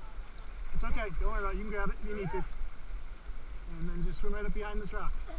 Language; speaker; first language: English; native; English